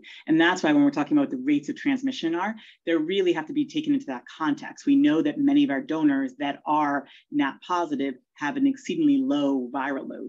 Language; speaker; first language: English; native; English